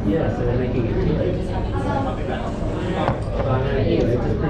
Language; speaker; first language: English; native; English